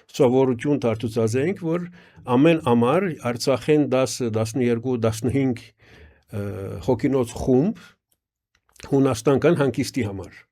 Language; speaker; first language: Armenian; early bilingual, heritage; Armenian